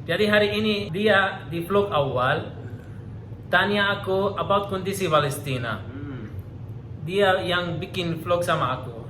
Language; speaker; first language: Indonesian; non-native, learner; Arabic